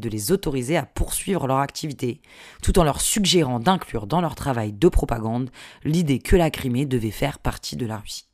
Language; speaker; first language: French; native; French